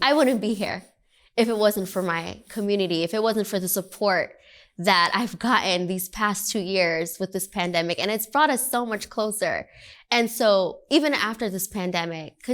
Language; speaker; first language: English; early bilingual, other home language; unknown